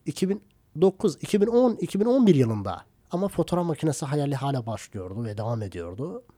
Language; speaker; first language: Turkish; non-native, local second language; Kurdish